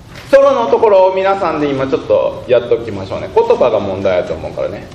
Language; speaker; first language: Japanese; native; Japanese